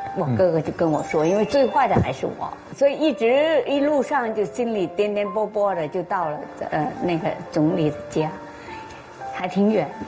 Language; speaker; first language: Chinese; early bilingual, other home language; Thai